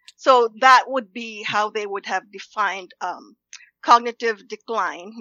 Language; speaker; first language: English; non-native, local second language; Filipino